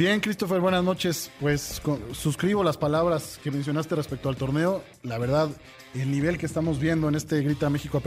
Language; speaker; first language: Spanish; native; Spanish